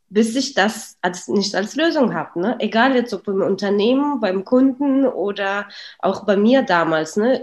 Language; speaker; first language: German; early bilingual, other home language; Russian